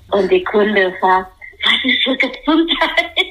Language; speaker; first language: German; non-native, learner; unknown